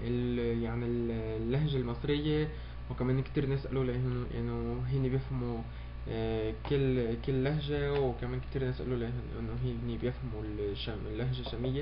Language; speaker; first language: Arabic; early bilingual, heritage; Arabic